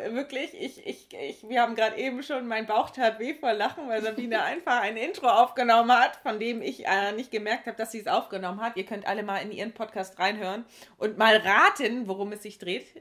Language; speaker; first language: German; native; German